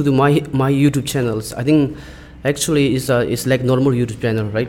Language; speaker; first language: English; non-native, learner; Tibetan